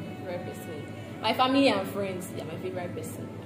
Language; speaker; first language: English; non-native, local second language; Yoruba